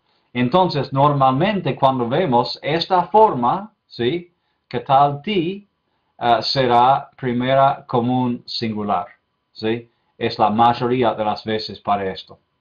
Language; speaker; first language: Spanish; non-native, fluent; English